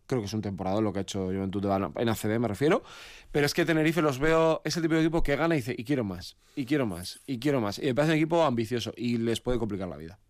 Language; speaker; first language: Spanish; native; Spanish